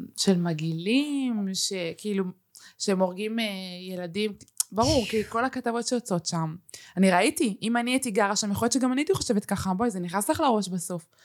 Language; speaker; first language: Hebrew; early bilingual, other home language; Spanish